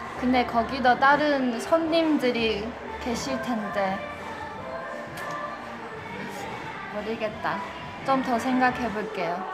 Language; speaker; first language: Korean; non-native, fluent; Chinese